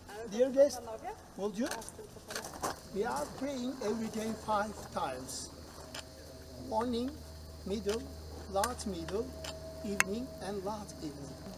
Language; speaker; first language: English; non-native, learner; Turkish